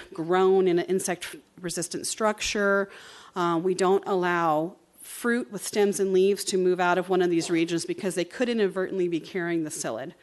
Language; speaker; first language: English; native; English